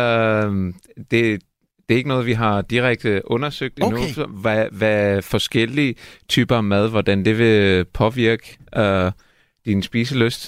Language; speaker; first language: Danish; non-native, fluent; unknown